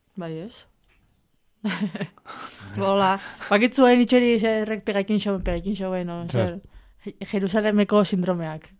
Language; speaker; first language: Basque; native; Basque